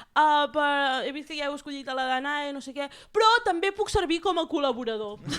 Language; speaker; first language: Catalan; native; Catalan